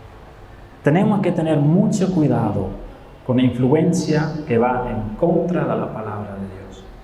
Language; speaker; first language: Spanish; non-native, fluent; Dutch